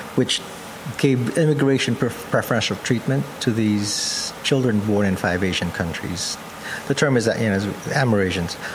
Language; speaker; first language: English; non-native, local second language; Pampanga